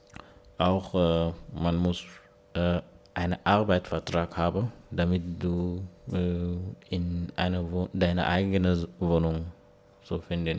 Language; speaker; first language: German; non-native, learner; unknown